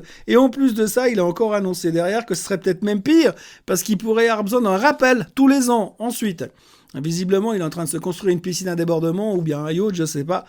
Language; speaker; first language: French; native; French